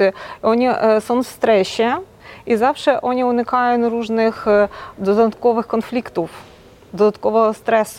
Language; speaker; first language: Polish; non-native, local second language; Ukrainian